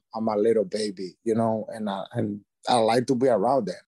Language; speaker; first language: English; non-native, learner; Spanish